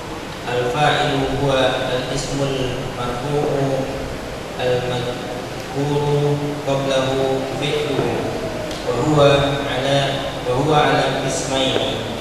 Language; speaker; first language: Arabic; non-native, learner; Indonesian